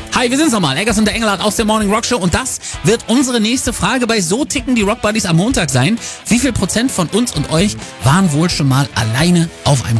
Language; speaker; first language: German; native; German